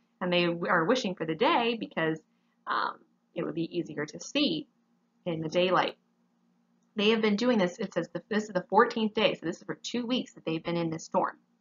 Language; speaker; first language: English; native; English